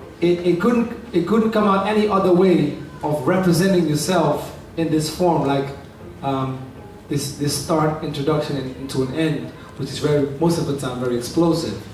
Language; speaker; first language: English; non-native, fluent; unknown